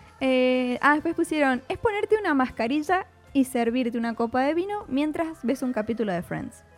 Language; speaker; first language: Spanish; native; Spanish